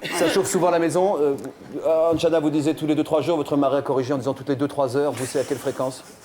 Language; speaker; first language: French; native; French